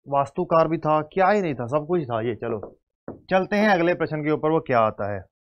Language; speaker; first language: Hindi; native; Hindi